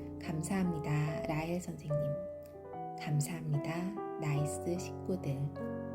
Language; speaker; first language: Korean; native; Korean